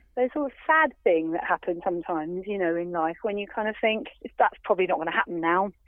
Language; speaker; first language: English; native; English